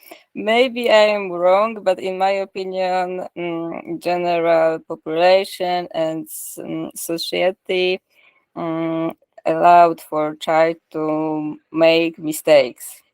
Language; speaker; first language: English; non-native, learner; Polish